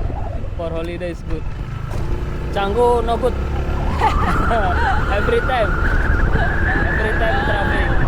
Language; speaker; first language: English; non-native, learner; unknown